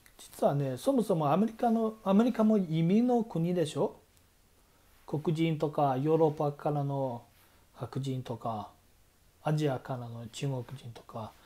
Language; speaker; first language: Japanese; non-native, fluent; Chinese